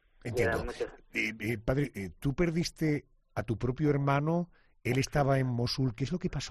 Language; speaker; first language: Spanish; native; Spanish